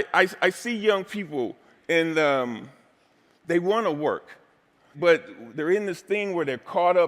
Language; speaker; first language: English; native; English